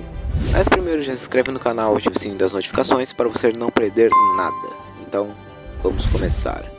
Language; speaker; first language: Portuguese; native; Portuguese